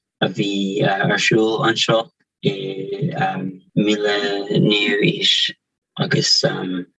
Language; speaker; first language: Irish; non-native, local second language; English